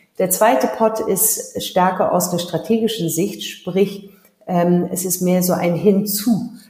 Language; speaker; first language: German; early bilingual, heritage; German